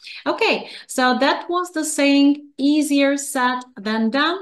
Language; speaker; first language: English; non-native, fluent; Czech